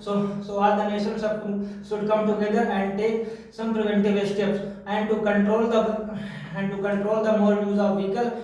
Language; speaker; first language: English; non-native, learner; Hindi